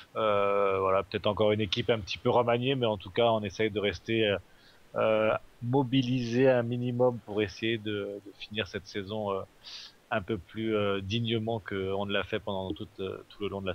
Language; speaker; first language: French; native; French